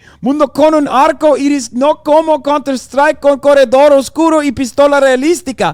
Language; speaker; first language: Spanish; non-native, learner; English